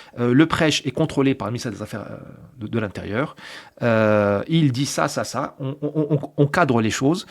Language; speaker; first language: French; non-native, local second language; Arabic